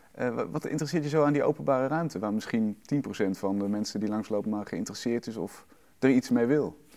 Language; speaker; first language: Dutch; native; Dutch